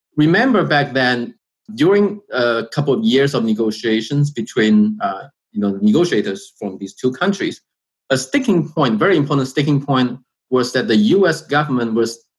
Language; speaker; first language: English; non-native, fluent; Chinese